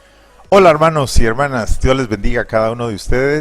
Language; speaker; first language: Spanish; native; Spanish